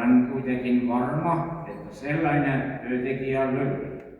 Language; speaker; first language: Finnish; non-native, local second language; Estonian